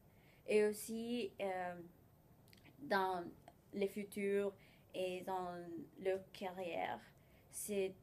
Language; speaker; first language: French; non-native, learner; Spanish